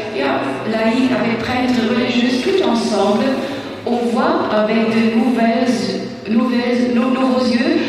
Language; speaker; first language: French; non-native, fluent; German